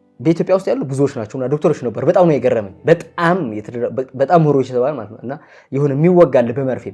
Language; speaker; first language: Amharic; non-native, local second language; Tigrinya